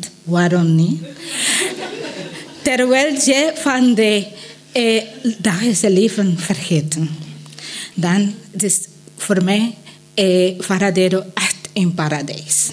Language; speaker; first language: Dutch; non-native, learner; Spanish